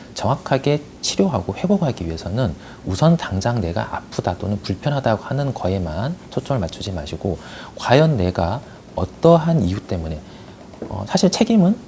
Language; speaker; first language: Korean; native; Korean